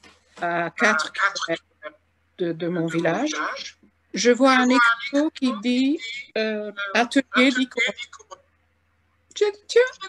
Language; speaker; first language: French; non-native, fluent; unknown